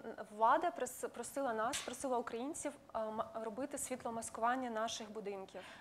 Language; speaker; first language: Ukrainian; non-native, local second language; Russian